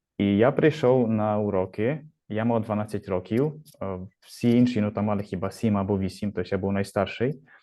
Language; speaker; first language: Ukrainian; native; Ukrainian